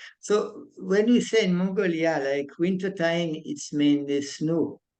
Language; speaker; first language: English; non-native, fluent; French